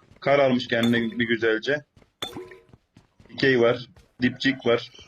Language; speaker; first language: Turkish; native; Turkish